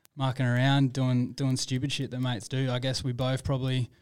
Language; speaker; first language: English; native; English